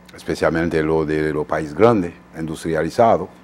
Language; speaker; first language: Spanish; non-native, fluent; Haitian Creole